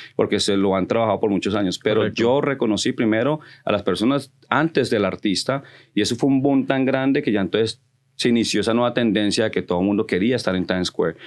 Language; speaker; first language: Spanish; early bilingual, heritage; Spanish